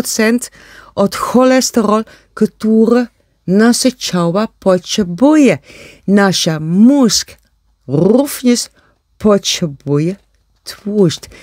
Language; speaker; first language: Polish; non-native, learner; Dutch